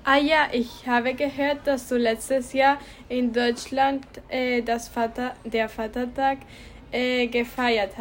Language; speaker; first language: German; non-native, learner; Spanish